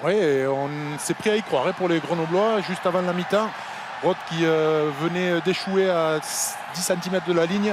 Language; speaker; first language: French; native; French